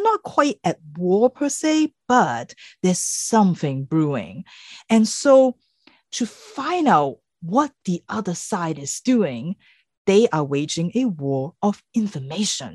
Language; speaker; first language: English; non-native, local second language; Cantonese